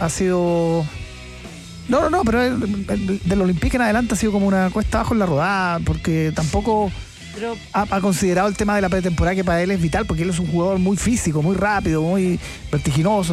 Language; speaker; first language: Spanish; native; Spanish